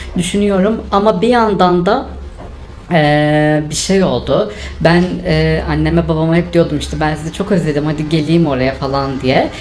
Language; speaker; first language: Turkish; native; Turkish